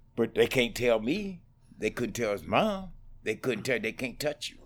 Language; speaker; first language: English; native; English